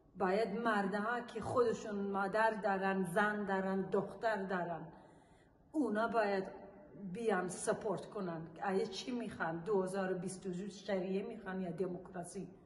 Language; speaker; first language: Persian; non-native, local second language; Kurdish